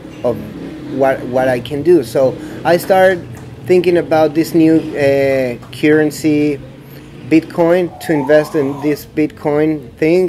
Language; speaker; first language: English; non-native, fluent; Spanish